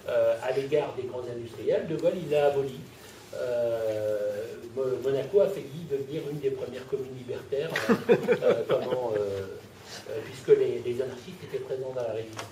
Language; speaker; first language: French; native; French